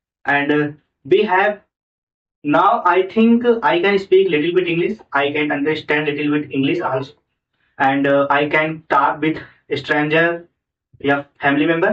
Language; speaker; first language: English; non-native, learner; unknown